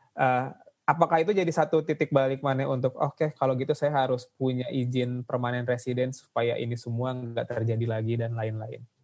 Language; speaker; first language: Indonesian; native; Indonesian